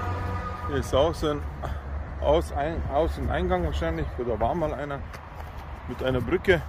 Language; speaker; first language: German; early bilingual, other home language; Bosnian